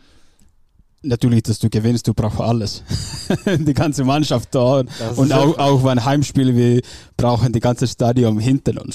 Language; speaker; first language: German; non-native, fluent; Finnish